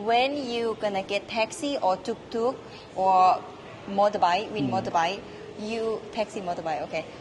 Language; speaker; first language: English; non-native, learner; Thai